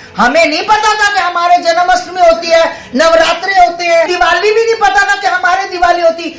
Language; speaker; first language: Hindi; native; Hindi